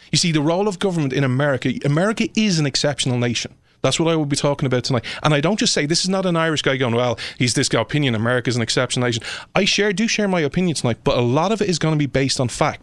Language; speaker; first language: English; native; English